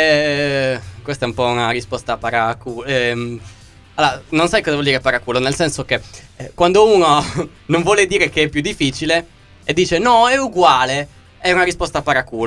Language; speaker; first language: Italian; native; Italian